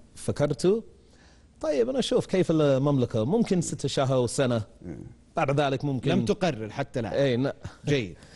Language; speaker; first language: Arabic; non-native, fluent; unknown